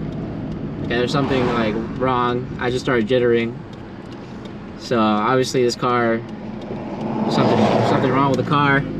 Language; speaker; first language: English; native; English